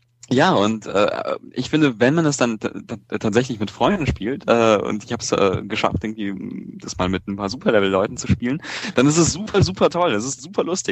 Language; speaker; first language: German; native; German